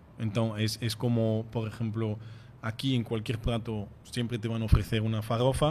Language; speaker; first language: Portuguese; non-native, fluent; French